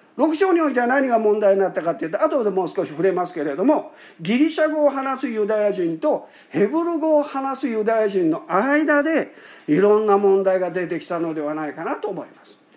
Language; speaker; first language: Japanese; native; Japanese